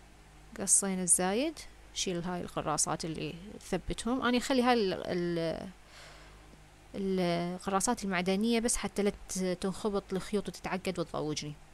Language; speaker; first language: Arabic; native; Arabic